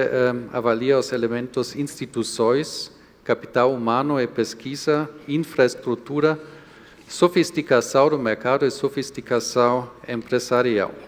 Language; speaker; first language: Portuguese; non-native, fluent; German